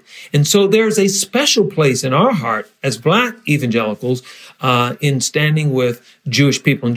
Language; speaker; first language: English; native; English